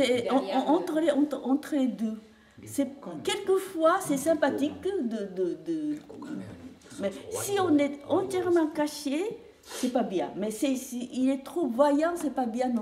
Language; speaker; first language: French; non-native, fluent; Japanese